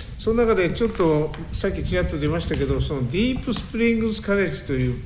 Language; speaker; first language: Japanese; native; Japanese